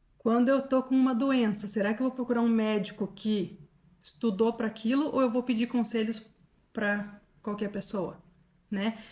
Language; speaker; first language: Portuguese; native; Portuguese